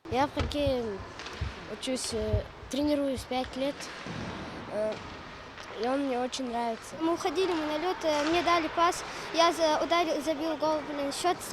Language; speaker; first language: Russian; non-native, local second language; Ingush